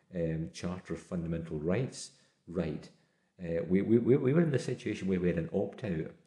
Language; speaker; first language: English; native; English